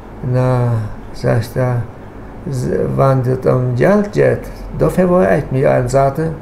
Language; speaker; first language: German; non-native, local second language; Low German